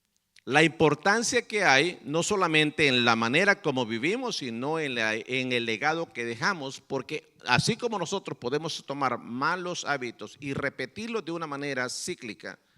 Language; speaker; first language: Spanish; native; Spanish